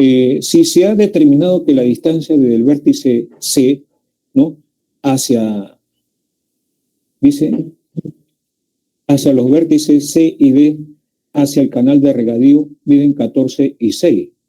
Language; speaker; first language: Spanish; native; Spanish